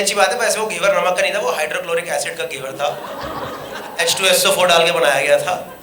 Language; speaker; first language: Hindi; native; Hindi